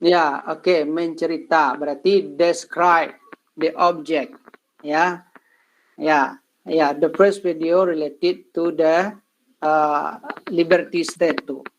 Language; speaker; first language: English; non-native, learner; Indonesian